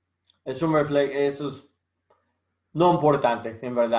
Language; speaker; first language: Spanish; non-native, learner; English